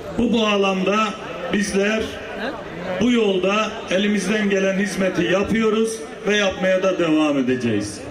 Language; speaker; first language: Turkish; native; Turkish